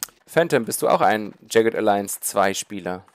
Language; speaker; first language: German; native; German